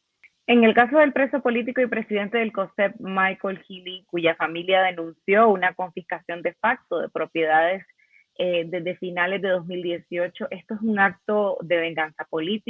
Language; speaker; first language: Spanish; native; Spanish